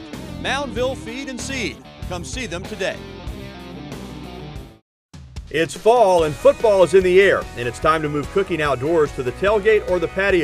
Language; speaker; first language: English; native; English